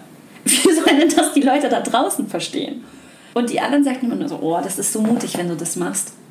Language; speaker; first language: German; native; German